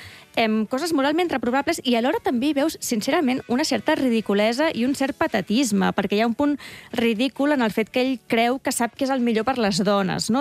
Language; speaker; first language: Catalan; native; Catalan